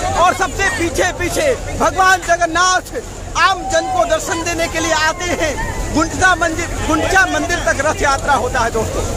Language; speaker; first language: Hindi; native; Hindi